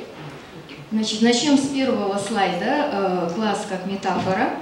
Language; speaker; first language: Russian; native; Russian